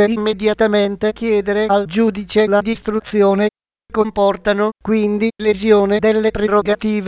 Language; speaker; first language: Italian; native; Italian